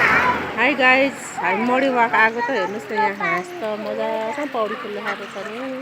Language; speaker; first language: Nepali; native; Nepali